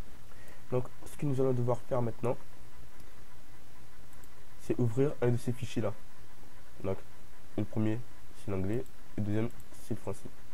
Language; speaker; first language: French; native; French